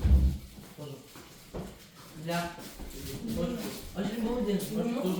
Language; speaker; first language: Russian; non-native, local second language; Yakut